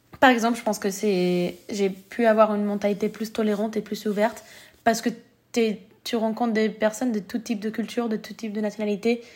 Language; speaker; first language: French; early bilingual, other home language; Spanish